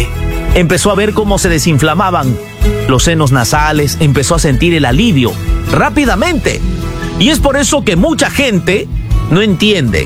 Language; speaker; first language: Spanish; native; Spanish